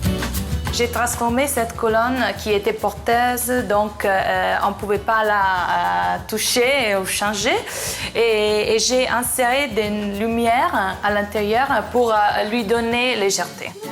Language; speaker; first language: French; non-native, fluent; Italian